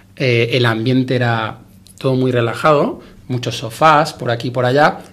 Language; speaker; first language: Spanish; native; Spanish